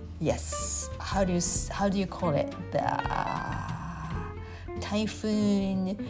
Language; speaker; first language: English; non-native, learner; Japanese